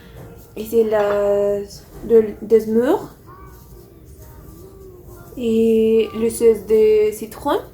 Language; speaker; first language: French; non-native, learner; Spanish